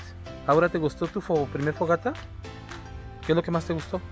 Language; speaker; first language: Spanish; native; Spanish